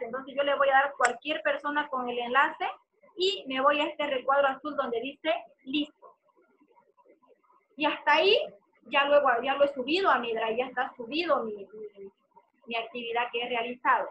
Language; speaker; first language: Spanish; native; Spanish